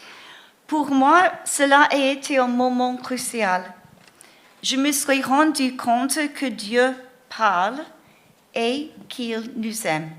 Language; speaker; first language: French; non-native, fluent; English